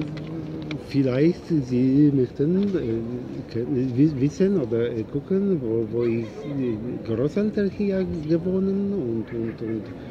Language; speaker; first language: German; non-native, learner; Polish